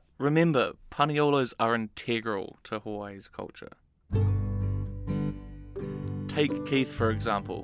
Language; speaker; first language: English; native; English